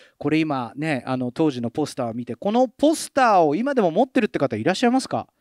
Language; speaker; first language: Japanese; early bilingual, other home language; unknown